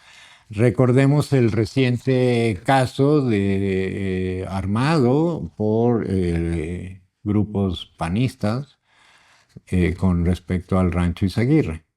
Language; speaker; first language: Spanish; native; Spanish